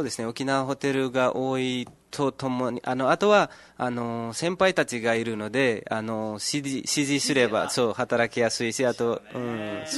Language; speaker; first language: Japanese; non-native, fluent; Nepali